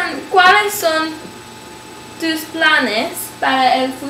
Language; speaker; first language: Spanish; non-native, learner; English